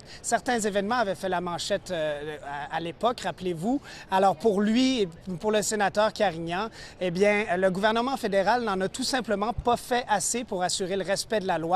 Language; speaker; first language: French; native; French